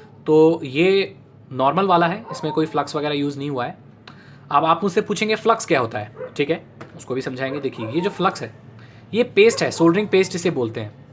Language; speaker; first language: Hindi; native; Hindi